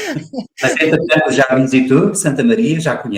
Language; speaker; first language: Portuguese; native; Portuguese